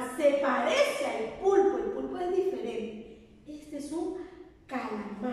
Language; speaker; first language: Spanish; native; Spanish